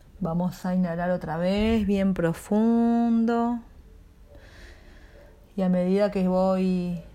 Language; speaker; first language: Spanish; native; Spanish